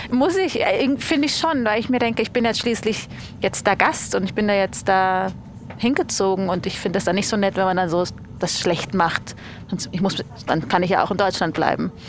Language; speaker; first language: German; early bilingual, other home language; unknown